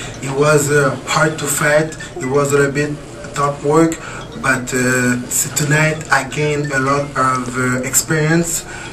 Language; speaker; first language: English; non-native, fluent; French